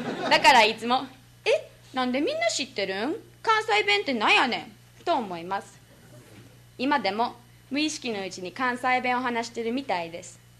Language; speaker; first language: Japanese; non-native, fluent; English